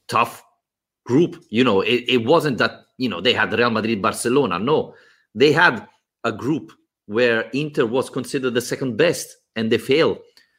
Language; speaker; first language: English; non-native, fluent; Italian